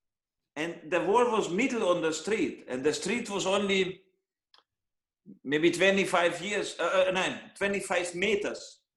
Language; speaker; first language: English; non-native, learner; Hungarian